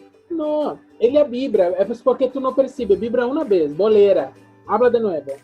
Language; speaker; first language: Spanish; non-native, fluent; Portuguese